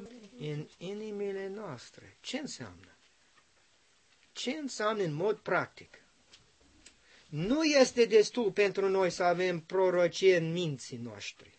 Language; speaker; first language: Romanian; non-native, learner; English